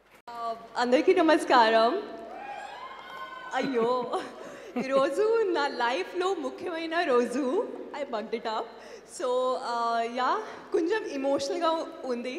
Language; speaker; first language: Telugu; non-native, learner; Hindi